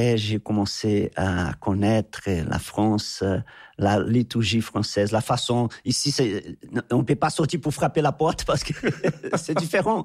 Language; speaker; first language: French; non-native, fluent; Portuguese